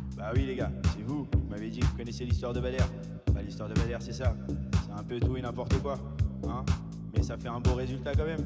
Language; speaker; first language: French; native; French